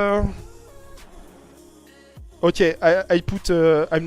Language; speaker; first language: English; non-native, learner; French